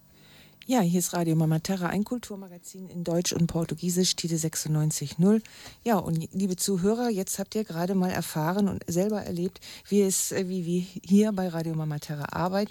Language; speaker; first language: German; native; German